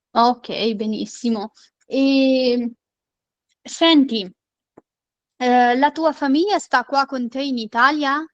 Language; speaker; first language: Italian; non-native, fluent; Urdu